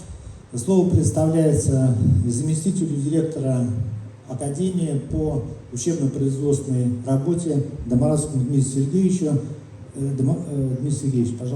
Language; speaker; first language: Russian; native; Russian